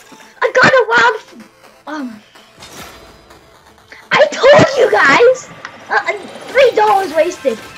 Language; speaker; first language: English; native; English